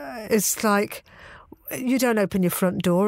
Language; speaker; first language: English; native; English